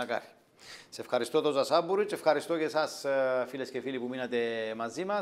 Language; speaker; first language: Greek; native; Greek